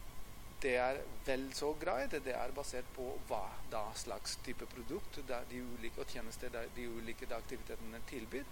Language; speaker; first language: Norwegian; non-native, fluent; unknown